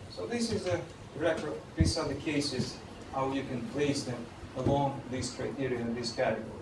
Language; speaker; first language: English; non-native, fluent; Russian